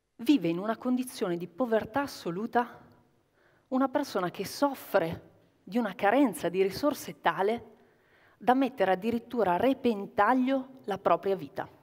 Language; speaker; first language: Italian; native; Italian